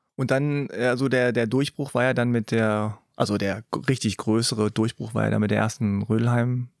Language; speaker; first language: German; early bilingual, other home language; Korean